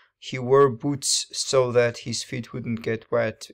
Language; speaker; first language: English; non-native, fluent; Georgian